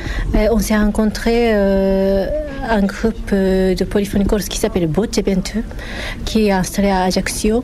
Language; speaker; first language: French; non-native, fluent; Japanese